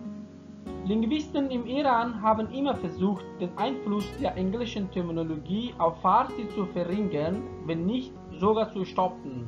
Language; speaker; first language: German; non-native, fluent; Persian